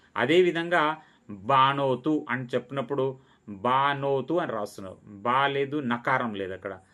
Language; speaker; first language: Telugu; non-native, local second language; Lambadi